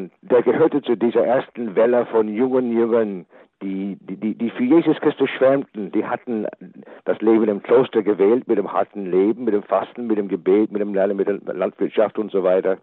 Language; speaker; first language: German; non-native, fluent; English